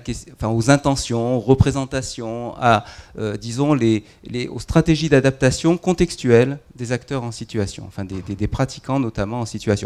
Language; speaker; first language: French; native; French